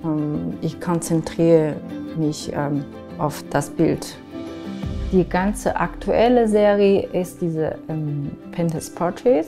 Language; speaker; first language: German; non-native, fluent; Chinese